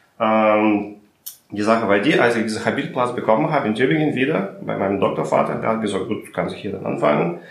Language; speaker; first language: German; non-native, fluent; Russian